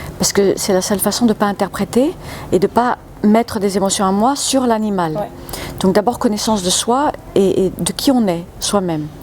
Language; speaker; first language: French; early bilingual, other home language; English